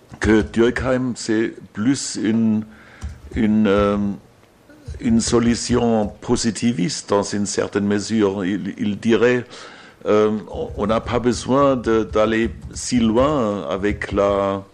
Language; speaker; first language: French; non-native, fluent; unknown